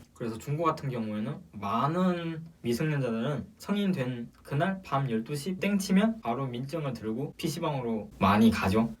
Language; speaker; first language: Korean; non-native, fluent; Chinese